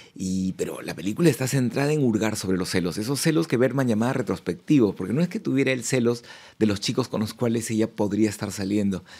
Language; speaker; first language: Spanish; native; Spanish